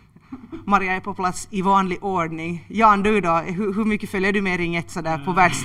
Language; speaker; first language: Swedish; native; Swedish